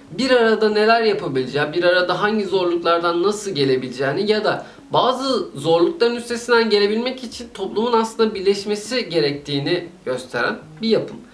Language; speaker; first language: Turkish; native; Turkish